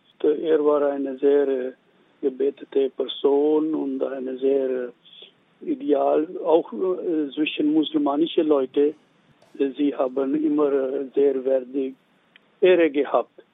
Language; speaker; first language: German; non-native, learner; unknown